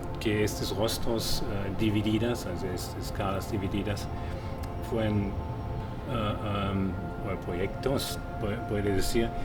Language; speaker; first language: Spanish; non-native, fluent; German